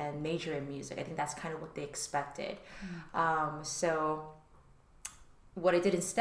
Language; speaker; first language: English; early bilingual, other home language; Korean